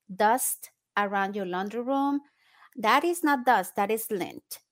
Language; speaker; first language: English; non-native, fluent; Spanish